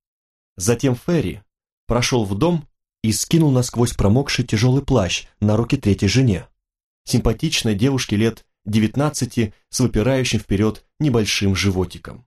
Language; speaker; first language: Russian; native; Russian